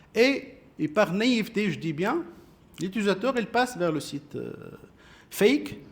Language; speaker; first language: French; non-native, local second language; Arabic